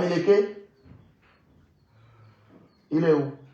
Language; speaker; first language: French; non-native, local second language; Lingala